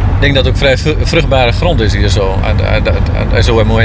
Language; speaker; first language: Dutch; native; Dutch